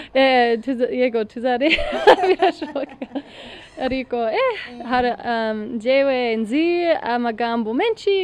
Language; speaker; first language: Kinyarwanda; non-native, learner; English